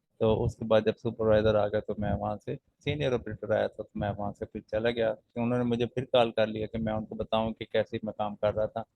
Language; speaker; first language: Urdu; non-native, local second language; Punjabi